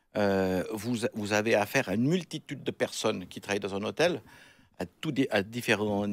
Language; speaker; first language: French; native; French